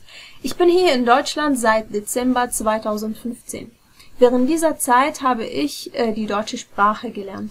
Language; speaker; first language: German; non-native, fluent; Arabic